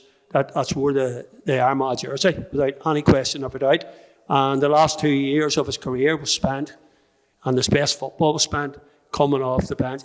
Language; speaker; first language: English; native; English